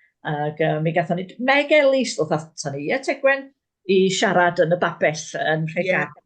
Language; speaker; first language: Welsh; native; Welsh